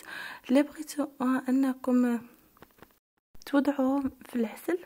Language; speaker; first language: Arabic; native; Arabic